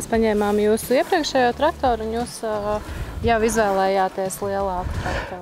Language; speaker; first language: Latvian; native; Latvian